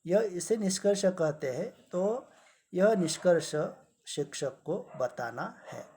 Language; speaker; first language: Hindi; non-native, local second language; Marathi